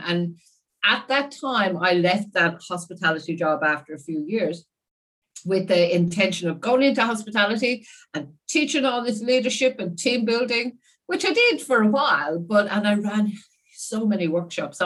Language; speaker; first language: English; native; English